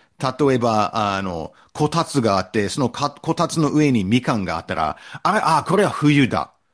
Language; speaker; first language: Japanese; non-native, fluent; English